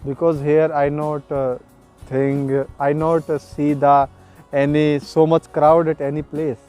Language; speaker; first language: English; non-native, local second language; Hindi